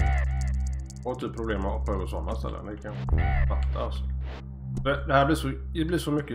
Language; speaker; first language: Swedish; native; Swedish